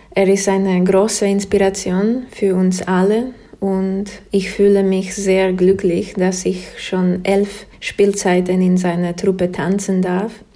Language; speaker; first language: German; non-native, fluent; Slovak